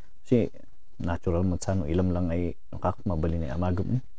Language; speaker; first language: Filipino; non-native, local second language; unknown